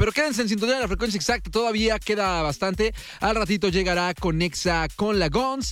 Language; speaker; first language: Spanish; native; Spanish